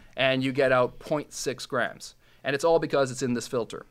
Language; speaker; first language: English; non-native, fluent; Serbian